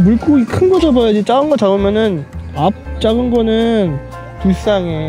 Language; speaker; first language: Korean; native; Korean